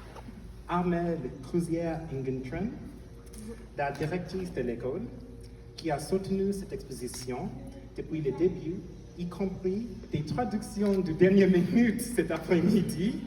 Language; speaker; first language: French; non-native, fluent; English